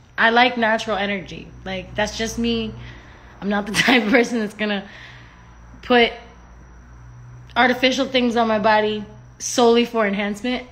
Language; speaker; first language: English; early bilingual, other home language; Spanish